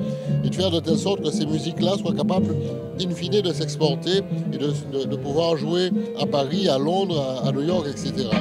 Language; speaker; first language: French; native; French